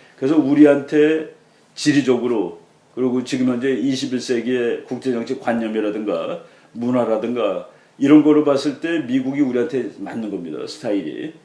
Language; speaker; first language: Korean; native; Korean